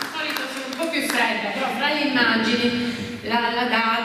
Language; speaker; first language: Italian; native; Italian